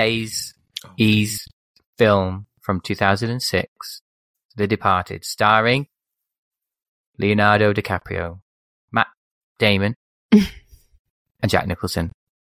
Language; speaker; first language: English; native; English